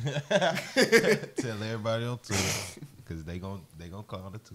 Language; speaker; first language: English; native; English